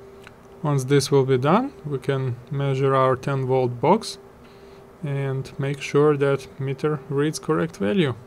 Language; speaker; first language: English; non-native, fluent; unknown